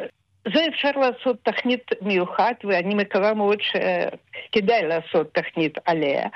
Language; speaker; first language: Hebrew; non-native, fluent; Russian